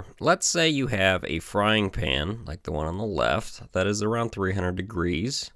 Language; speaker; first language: English; native; English